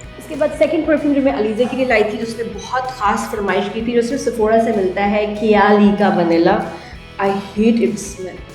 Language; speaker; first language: Urdu; native; Urdu